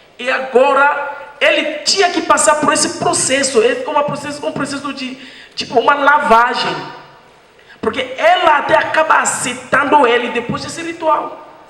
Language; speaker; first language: Portuguese; non-native, fluent; French